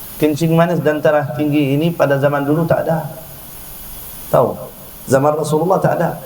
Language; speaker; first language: Malay; non-native, fluent; Arabic